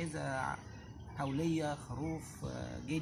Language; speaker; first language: Arabic; native; Arabic